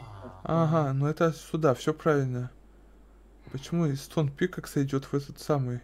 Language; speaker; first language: Russian; native; Russian